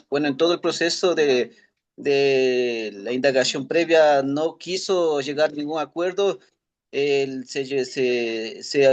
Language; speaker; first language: Spanish; native; Spanish